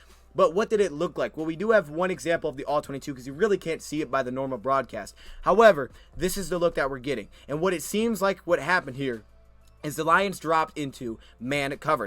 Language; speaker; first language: English; native; English